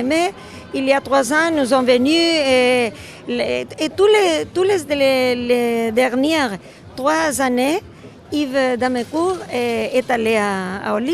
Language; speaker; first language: French; non-native, local second language; Basque